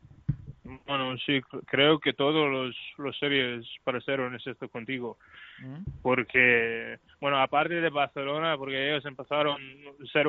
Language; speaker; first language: Spanish; non-native, learner; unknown